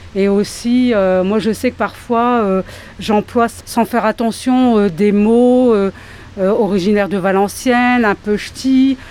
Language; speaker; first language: French; native; French